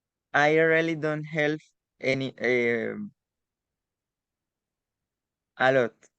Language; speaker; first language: English; non-native, learner; Spanish